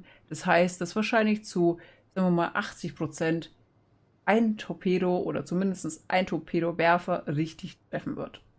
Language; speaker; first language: German; native; German